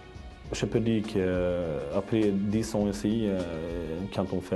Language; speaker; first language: French; non-native, fluent; Swedish